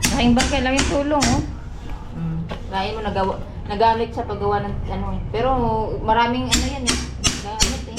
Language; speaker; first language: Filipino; non-native, local second language; Cebuano